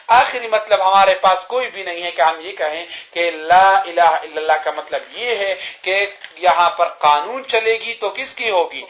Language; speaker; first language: Urdu; non-native, local second language; Pashto